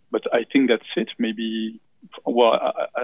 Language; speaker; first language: English; non-native, fluent; French